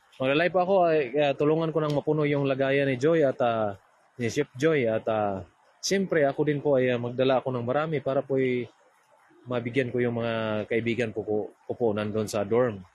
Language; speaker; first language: Filipino; non-native, local second language; Cebuano